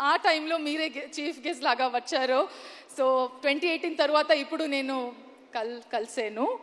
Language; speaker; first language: Telugu; non-native, learner; Kannada